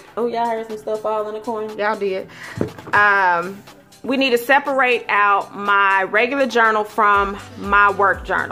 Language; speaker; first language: English; native; English